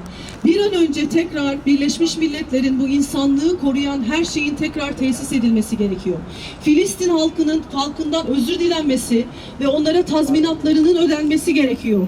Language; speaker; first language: Turkish; native; Turkish